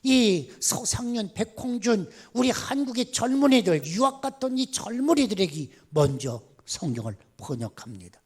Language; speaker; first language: Korean; native; Korean